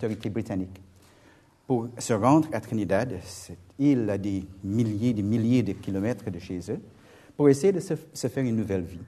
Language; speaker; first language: French; non-native, fluent; English